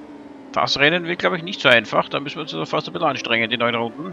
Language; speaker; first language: German; native; German